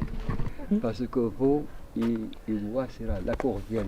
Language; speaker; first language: French; non-native, learner; Arabic